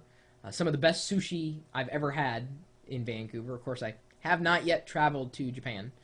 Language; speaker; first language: English; native; English